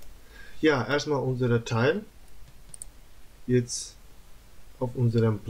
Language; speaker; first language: German; non-native, learner; Turkish